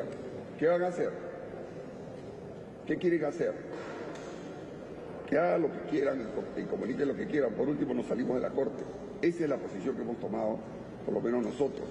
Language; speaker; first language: Spanish; native; Spanish